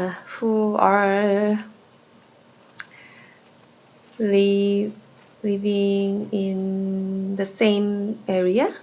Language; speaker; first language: English; non-native, learner; Korean